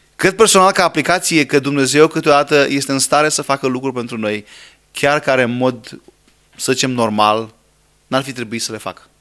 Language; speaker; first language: Romanian; non-native, fluent; English